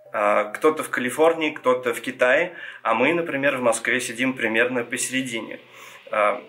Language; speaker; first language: Russian; non-native, local second language; Georgian